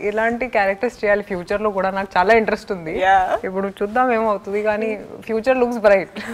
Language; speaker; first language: Telugu; non-native, fluent; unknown